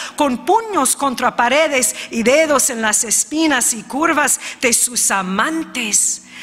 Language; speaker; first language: Spanish; early bilingual, heritage; Spanish